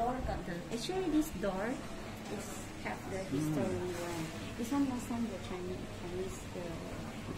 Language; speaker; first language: English; non-native, learner; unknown